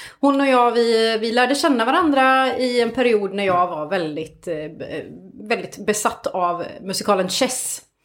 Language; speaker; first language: Swedish; native; Swedish